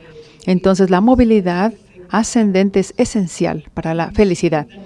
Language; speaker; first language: Spanish; native; Spanish